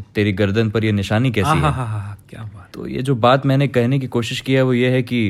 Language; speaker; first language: Hindi; native; Hindi